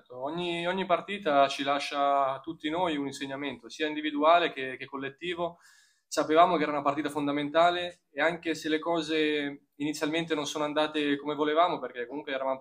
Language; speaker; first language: Italian; native; Italian